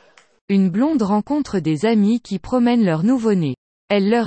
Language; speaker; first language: French; native; French